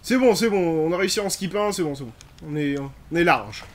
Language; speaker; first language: French; native; French